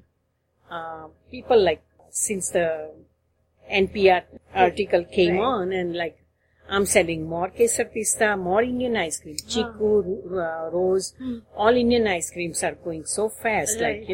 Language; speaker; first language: English; non-native, local second language; Gujarati